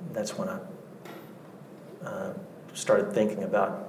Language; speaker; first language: English; native; English